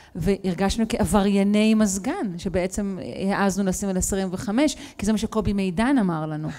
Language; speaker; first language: Hebrew; native; Hebrew